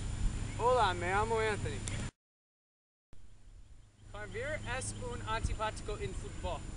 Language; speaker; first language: Spanish; non-native, learner; English